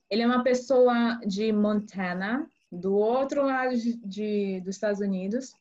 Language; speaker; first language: Portuguese; early bilingual, other home language; Korean